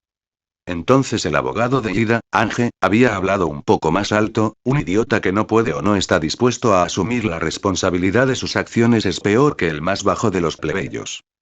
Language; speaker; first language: Spanish; native; Spanish